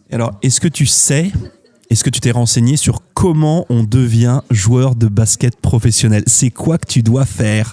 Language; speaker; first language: French; native; French